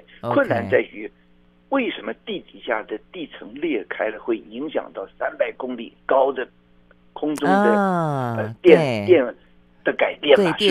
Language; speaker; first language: Chinese; native; Chinese